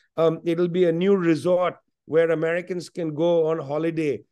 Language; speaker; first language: English; non-native, local second language; Punjabi